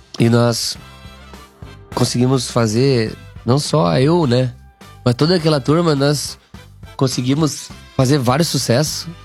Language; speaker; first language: Portuguese; native; Portuguese